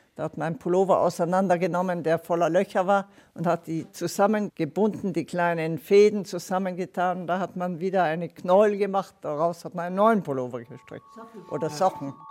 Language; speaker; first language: German; non-native, fluent; Italian